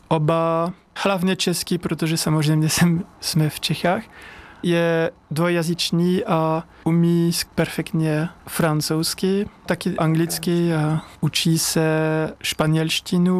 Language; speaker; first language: Czech; non-native, learner; French